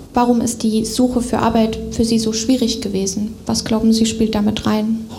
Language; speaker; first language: German; native; German